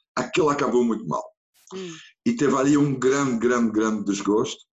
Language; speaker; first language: Portuguese; non-native, fluent; Dutch